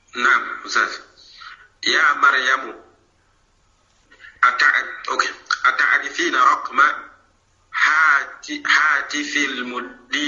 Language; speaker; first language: Arabic; non-native, learner; French